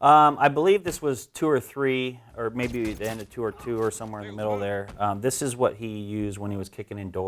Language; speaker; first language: English; native; English